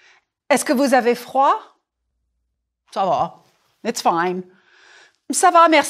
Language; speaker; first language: French; non-native, fluent; English